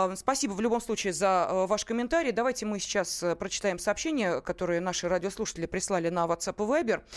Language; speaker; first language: Russian; native; Russian